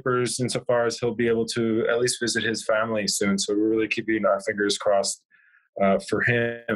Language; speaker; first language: English; native; English